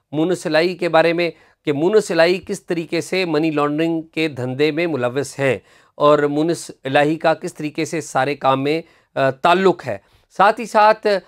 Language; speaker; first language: Urdu; non-native, local second language; Punjabi